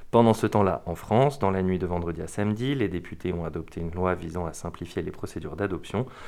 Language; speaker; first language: French; native; French